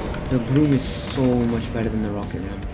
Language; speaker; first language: English; native; English